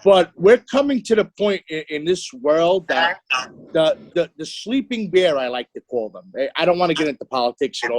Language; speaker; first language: English; native; English